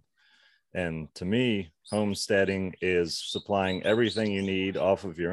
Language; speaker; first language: English; native; English